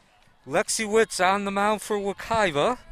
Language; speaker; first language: English; native; English